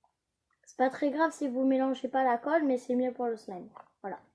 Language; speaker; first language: French; native; French